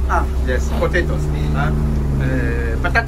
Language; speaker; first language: English; non-native, learner; French